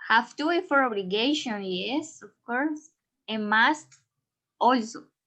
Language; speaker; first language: English; non-native, learner; Spanish